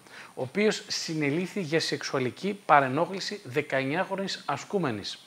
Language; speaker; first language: Greek; native; Greek